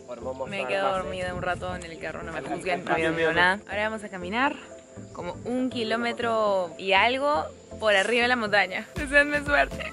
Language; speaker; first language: Spanish; native; Spanish